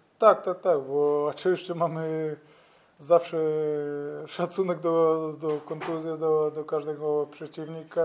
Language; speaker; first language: Polish; non-native, learner; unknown